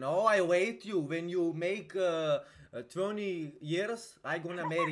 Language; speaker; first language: English; non-native, learner; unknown